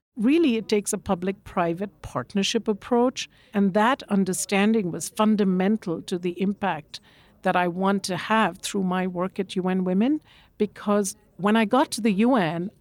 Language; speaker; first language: English; non-native, local second language; Bangla